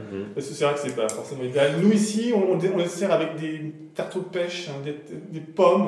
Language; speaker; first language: French; native; French